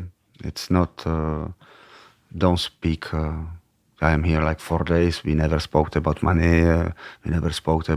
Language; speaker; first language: English; non-native, learner; Czech